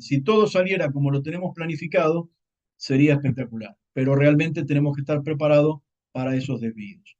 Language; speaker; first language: Spanish; native; Spanish